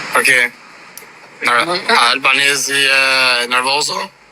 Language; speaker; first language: Italian; non-native, learner; Albanian